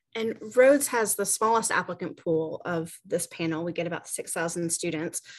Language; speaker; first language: English; native; English